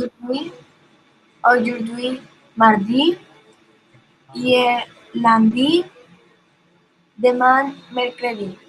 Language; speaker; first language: French; non-native, learner; Spanish